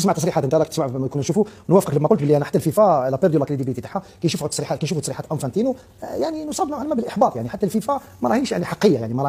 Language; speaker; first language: Arabic; native; Arabic